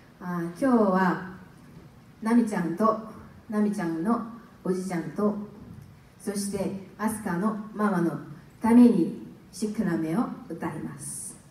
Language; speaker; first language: Japanese; non-native, fluent; Korean